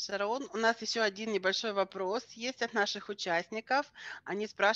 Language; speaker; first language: Russian; native; Russian